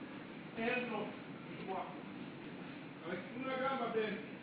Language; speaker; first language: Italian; non-native, learner; Romanian